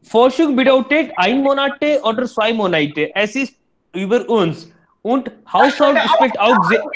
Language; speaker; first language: German; non-native, learner; Hindi